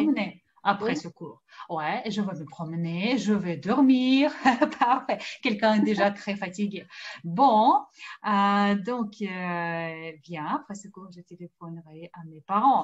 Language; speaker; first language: French; non-native, fluent; Russian